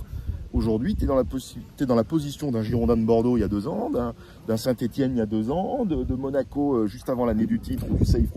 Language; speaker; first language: French; native; French